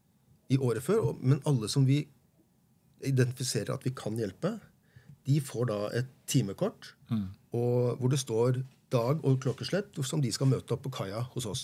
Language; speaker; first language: Norwegian; native; Norwegian